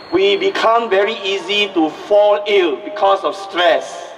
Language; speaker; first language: English; non-native, local second language; Min Nan Chinese